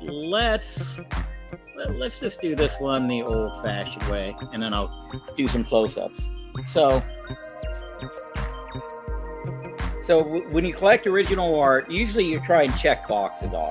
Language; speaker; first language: English; native; English